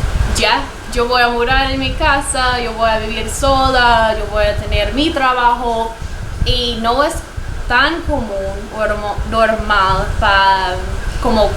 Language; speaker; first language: Spanish; non-native, learner; English